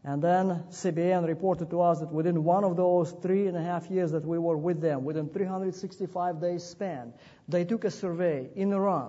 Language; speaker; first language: English; non-native, fluent; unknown